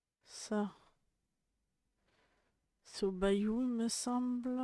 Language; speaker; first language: French; native; French